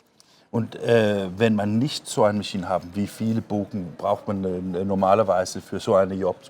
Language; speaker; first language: German; non-native, fluent; Danish